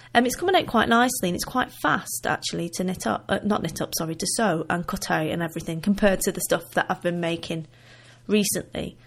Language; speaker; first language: English; native; English